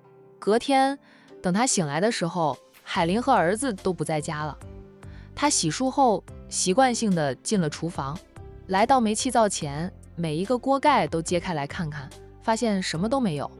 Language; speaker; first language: Chinese; native; Chinese